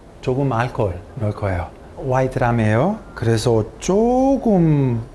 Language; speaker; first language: Korean; non-native, learner; Italian